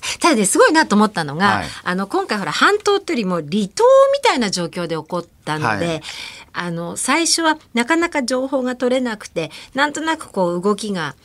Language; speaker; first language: Japanese; native; Japanese